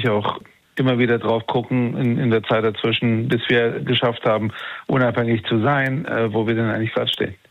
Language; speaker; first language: German; native; German